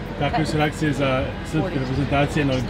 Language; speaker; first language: Serbian; native; Serbian